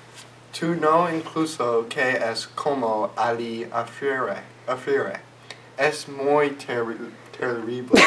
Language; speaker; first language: Spanish; non-native, learner; English